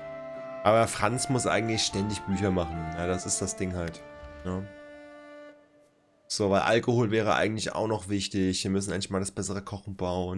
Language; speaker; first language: German; native; German